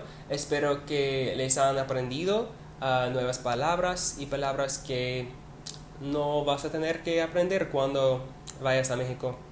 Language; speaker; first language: Spanish; non-native, learner; English